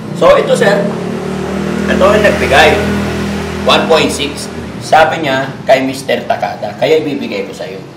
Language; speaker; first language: Filipino; native; Filipino